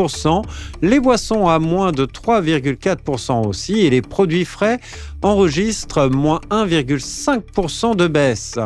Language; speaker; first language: French; native; French